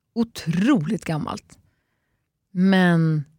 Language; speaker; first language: Swedish; native; Swedish